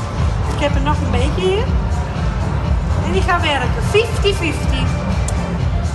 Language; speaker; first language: Dutch; non-native, learner; Italian